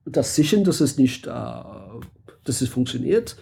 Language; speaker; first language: German; non-native, fluent; English